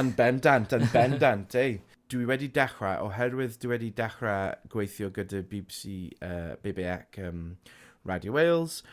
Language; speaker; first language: Welsh; non-native, local second language; English